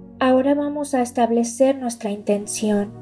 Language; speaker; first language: Spanish; native; Spanish